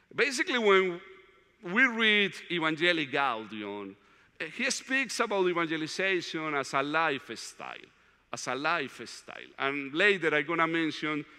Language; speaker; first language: English; non-native, fluent; Spanish